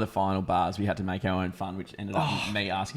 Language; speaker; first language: English; native; English